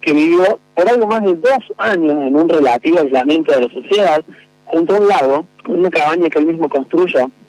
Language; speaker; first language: Spanish; native; Spanish